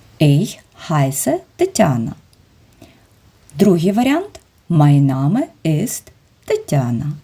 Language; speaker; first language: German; non-native, fluent; Ukrainian